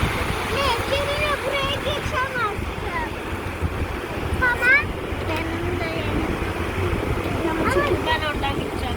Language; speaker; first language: Turkish; early bilingual, heritage; Turkish